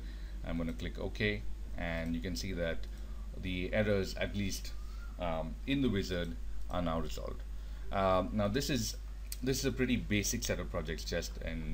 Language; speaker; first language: English; native; English